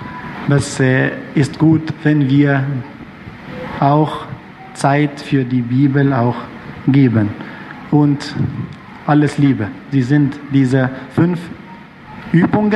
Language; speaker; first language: German; non-native, fluent; Arabic